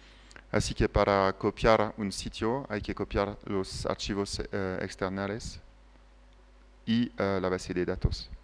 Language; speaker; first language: Spanish; non-native, fluent; French